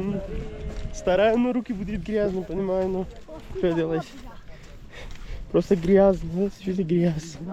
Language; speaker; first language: Russian; non-native, learner; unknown